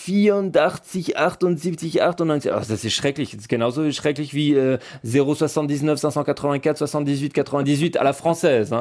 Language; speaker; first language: German; non-native, local second language; French